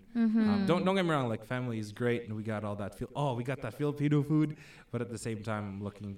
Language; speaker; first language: English; non-native, local second language; Filipino